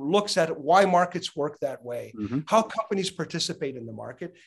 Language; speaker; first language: English; native; English